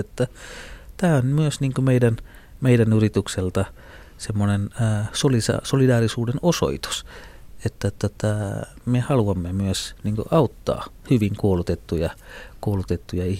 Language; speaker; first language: Finnish; non-native, fluent; Tamil